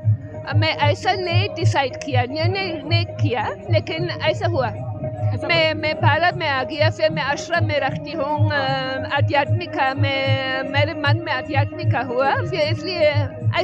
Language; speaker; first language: Hindi; non-native, learner; German